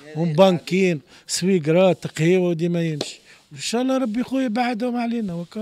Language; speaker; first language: Arabic; native; Arabic